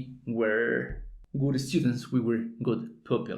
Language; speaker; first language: English; non-native, fluent; Spanish